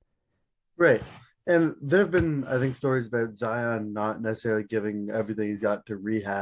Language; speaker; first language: English; native; English